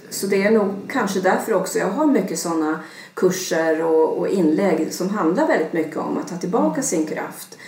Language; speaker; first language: Swedish; early bilingual, other home language; Serbian